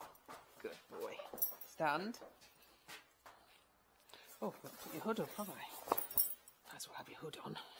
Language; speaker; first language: English; native; English